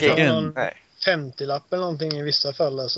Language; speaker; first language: Swedish; native; Swedish